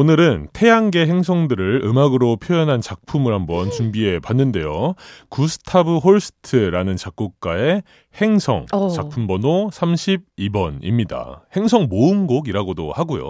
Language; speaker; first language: Korean; native; Korean